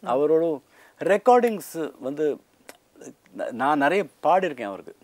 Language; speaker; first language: Tamil; native; Tamil